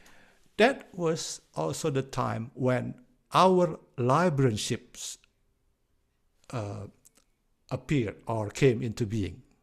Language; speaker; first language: English; non-native, fluent; Indonesian